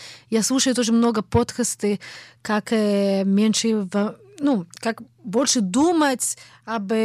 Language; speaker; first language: Russian; early bilingual, heritage; Russian